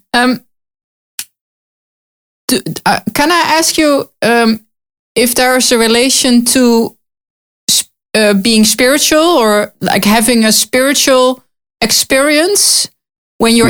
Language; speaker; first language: English; non-native, learner; Dutch